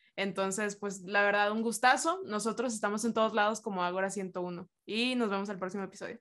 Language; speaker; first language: Spanish; native; Spanish